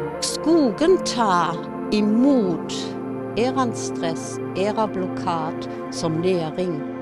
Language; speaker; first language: Swedish; non-native, fluent; German